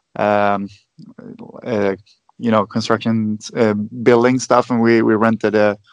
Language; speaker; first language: English; non-native, fluent; Swedish